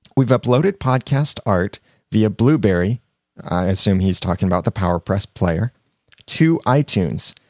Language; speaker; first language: English; native; English